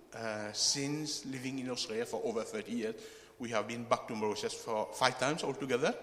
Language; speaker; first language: English; non-native, fluent; Chinese